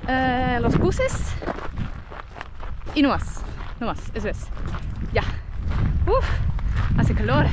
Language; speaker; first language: Spanish; non-native, learner; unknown